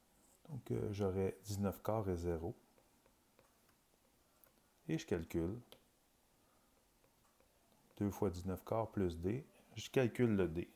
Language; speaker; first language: French; native; French